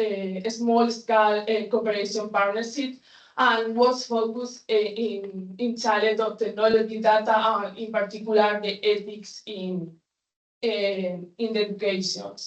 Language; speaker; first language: English; non-native, fluent; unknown